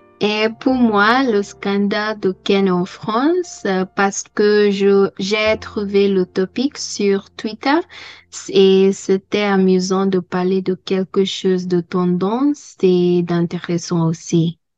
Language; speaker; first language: French; non-native, learner; English